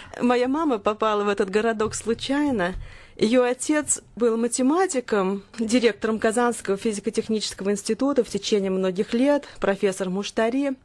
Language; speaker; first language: Russian; native; Russian